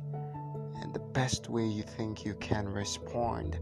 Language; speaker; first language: English; non-native, local second language; Yoruba